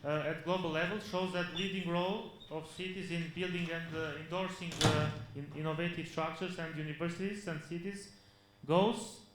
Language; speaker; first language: English; non-native, fluent; Albanian